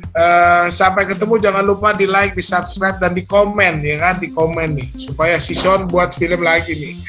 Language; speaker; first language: Indonesian; native; Indonesian